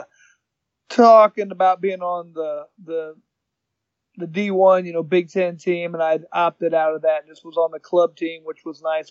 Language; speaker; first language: English; native; English